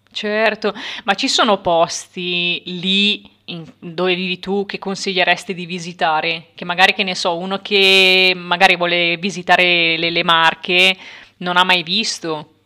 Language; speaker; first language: Italian; native; Italian